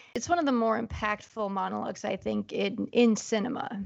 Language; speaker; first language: English; native; English